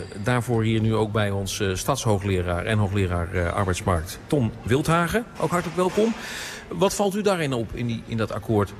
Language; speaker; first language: Dutch; native; Dutch